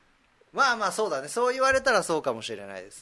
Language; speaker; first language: Japanese; native; Japanese